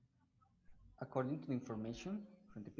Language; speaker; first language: English; non-native, learner; Spanish